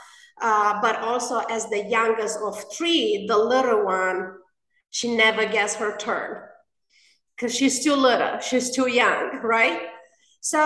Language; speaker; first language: English; non-native, fluent; Romanian